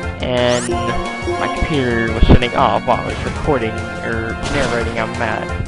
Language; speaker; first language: English; native; English